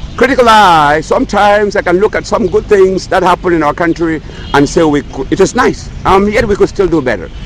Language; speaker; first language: English; native; English